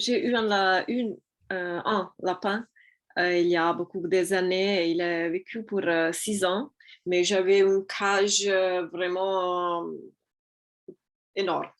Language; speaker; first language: French; non-native, fluent; Italian